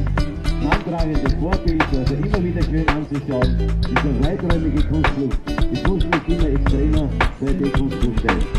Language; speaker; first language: German; native; German